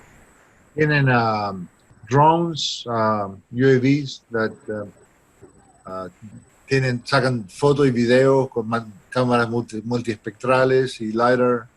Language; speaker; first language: Spanish; non-native, fluent; English